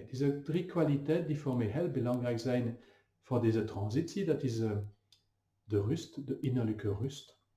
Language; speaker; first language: Dutch; non-native, fluent; French